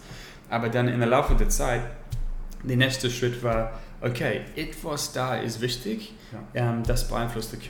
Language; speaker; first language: German; non-native, learner; English